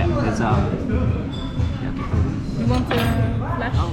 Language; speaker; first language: English; non-native, learner; Korean